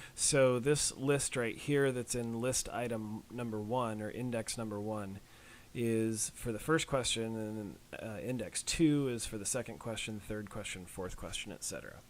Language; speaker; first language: English; native; English